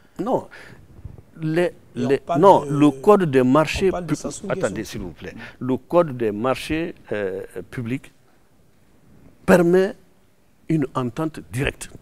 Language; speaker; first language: French; non-native, local second language; Susu